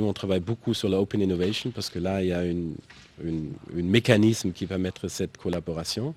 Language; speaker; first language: French; non-native, fluent; German